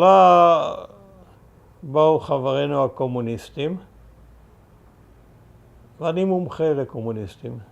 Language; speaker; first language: Hebrew; early bilingual, other home language; German